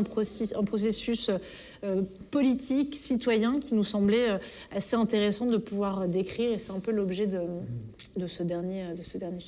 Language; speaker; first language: French; native; French